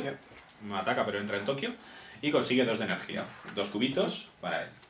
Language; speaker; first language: Spanish; native; Spanish